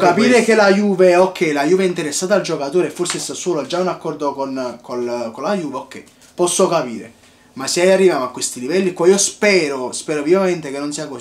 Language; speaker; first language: Italian; native; Italian